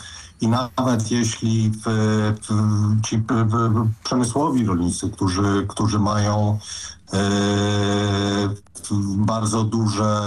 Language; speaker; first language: Polish; native; Polish